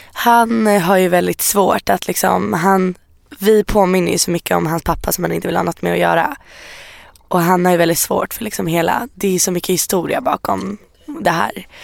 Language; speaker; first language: Swedish; early bilingual, other home language; Persian